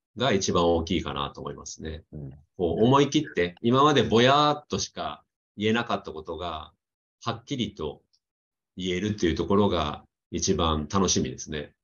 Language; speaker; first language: Japanese; native; Japanese